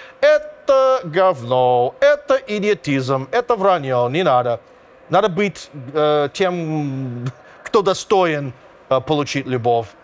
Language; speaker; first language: Russian; non-native, fluent; English